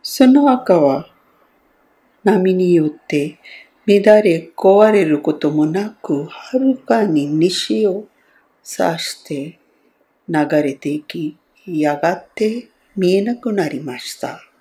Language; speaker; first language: Japanese; non-native, fluent; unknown